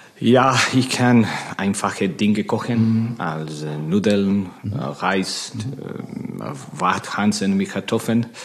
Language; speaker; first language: German; non-native, learner; Spanish